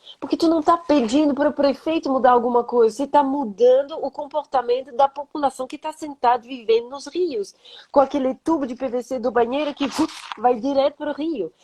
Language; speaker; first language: Portuguese; non-native, fluent; French